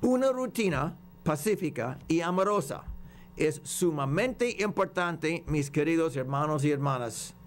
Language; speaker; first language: Spanish; non-native, fluent; English